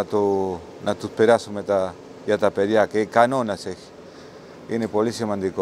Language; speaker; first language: Greek; non-native, learner; Spanish